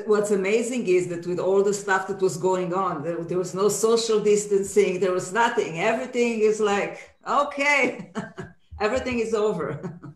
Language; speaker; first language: English; non-native, fluent; Hebrew